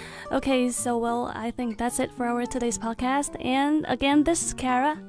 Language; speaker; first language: English; non-native, fluent; Chinese